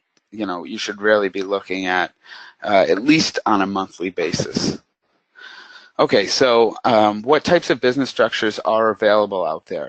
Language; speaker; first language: English; native; English